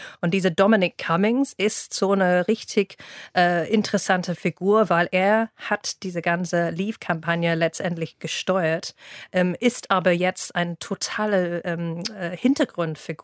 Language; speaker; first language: German; non-native, fluent; English